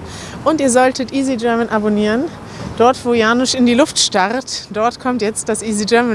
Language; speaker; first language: German; native; German